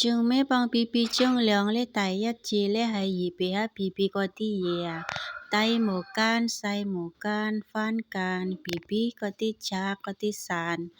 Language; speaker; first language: Cantonese; non-native, learner; Indonesian